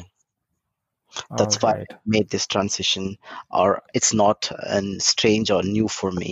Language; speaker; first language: English; non-native, local second language; Tamil